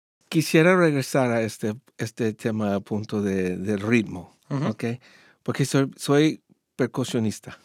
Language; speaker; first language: Spanish; non-native, learner; English